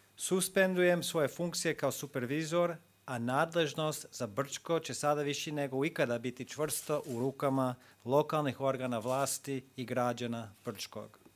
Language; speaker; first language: Croatian; non-native, fluent; English